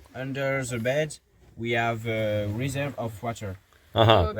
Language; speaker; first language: English; non-native, learner; French